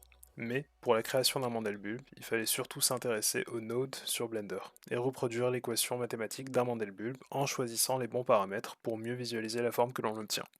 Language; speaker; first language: French; native; French